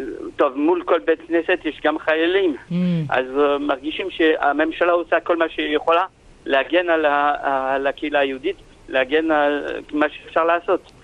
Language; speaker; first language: Hebrew; non-native, fluent; French